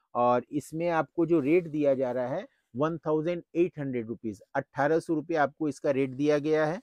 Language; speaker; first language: Hindi; non-native, local second language; Bangla